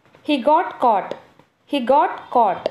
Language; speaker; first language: English; non-native, local second language; Kannada